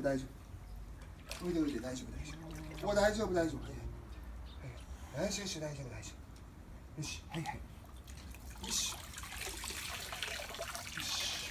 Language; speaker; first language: Japanese; native; Japanese